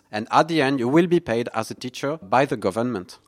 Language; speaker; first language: English; non-native, fluent; French